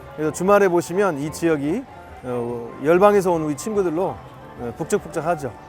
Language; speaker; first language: Korean; native; Korean